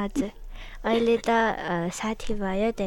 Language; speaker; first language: Nepali; early bilingual, other home language; Chinese